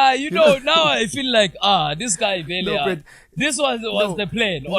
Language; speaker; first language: English; non-native, local second language; Zulu